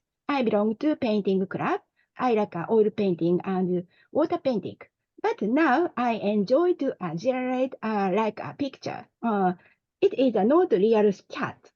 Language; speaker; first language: English; non-native, learner; Japanese